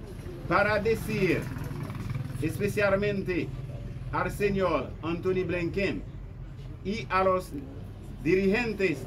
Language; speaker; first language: Spanish; non-native, fluent; Haitian Creole